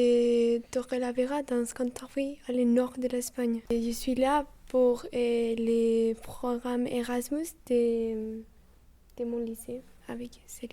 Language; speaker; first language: French; non-native, learner; Spanish